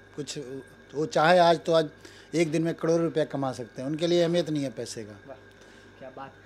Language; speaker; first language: Hindi; native; Hindi